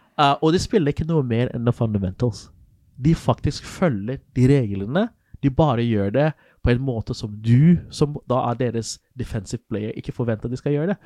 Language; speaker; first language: Norwegian; non-native, fluent; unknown